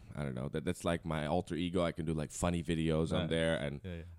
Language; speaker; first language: English; non-native, fluent; Dutch